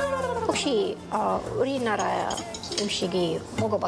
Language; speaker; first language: Korean; non-native, learner; Arabic